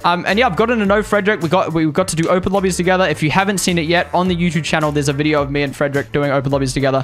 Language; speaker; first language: English; native; English